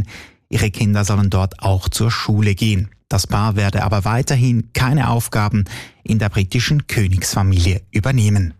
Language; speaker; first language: German; native; German